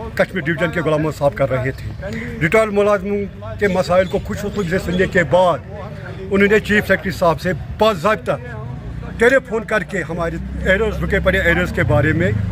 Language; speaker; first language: Urdu; non-native, local second language; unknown